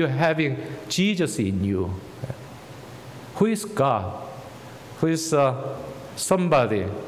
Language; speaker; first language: English; non-native, fluent; Korean